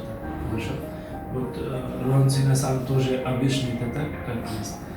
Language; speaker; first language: Russian; non-native, learner; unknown